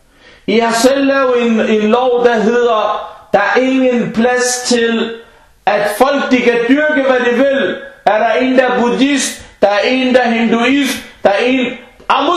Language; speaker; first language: Danish; non-native, fluent; Arabic